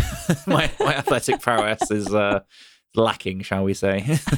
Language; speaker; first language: English; native; English